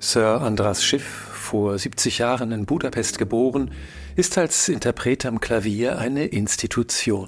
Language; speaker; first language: German; native; German